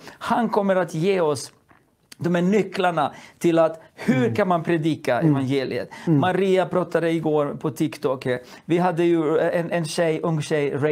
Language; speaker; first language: Swedish; non-native, fluent; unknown